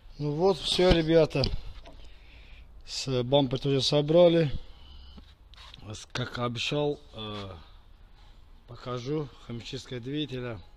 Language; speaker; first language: Russian; non-native, fluent; Azerbaijani